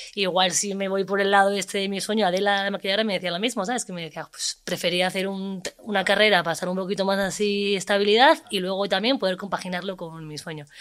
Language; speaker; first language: Spanish; native; Spanish